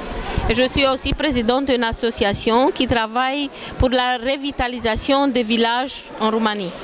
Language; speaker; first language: French; non-native, fluent; Romanian